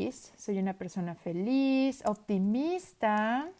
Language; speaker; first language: Spanish; non-native, fluent; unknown